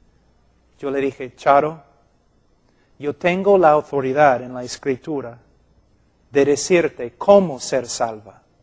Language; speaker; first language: Spanish; non-native, fluent; English